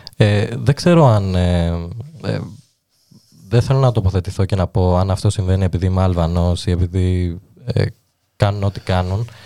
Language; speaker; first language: Greek; early bilingual, other home language; Albanian